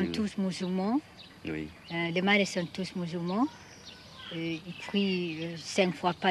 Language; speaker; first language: French; non-native, fluent; Malay